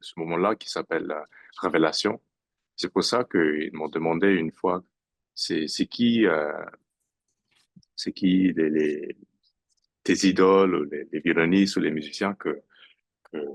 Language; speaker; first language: French; non-native, fluent; English